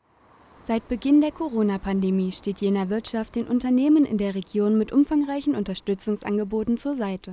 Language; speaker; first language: German; native; German